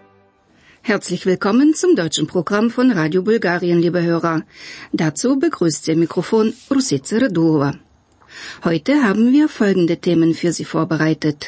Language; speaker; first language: German; non-native, fluent; Bulgarian